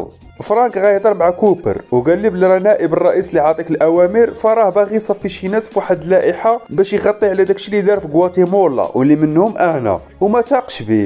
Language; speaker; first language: Arabic; native; Arabic